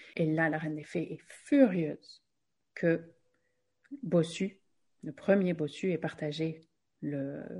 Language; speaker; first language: French; native; French